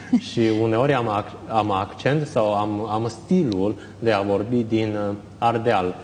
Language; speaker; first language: Romanian; non-native, fluent; Chinese